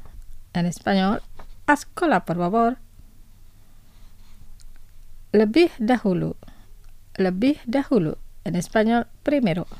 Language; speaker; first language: Spanish; non-native, fluent; Indonesian